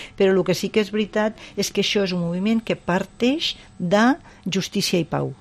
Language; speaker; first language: Catalan; non-native, local second language; Spanish